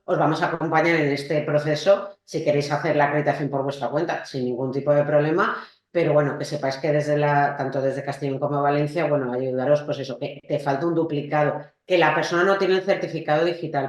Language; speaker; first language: Spanish; native; Spanish